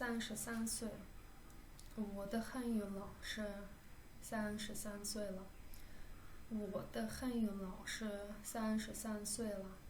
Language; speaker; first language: Chinese; non-native, fluent; Kyrgyz